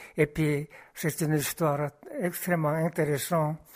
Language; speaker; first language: French; non-native, fluent; Korean